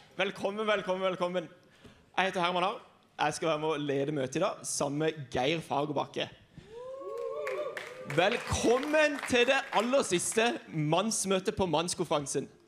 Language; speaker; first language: Norwegian; native; Norwegian